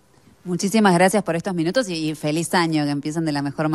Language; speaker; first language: Spanish; native; Spanish